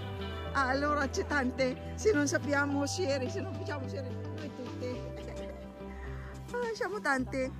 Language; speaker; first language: Italian; non-native, fluent; Filipino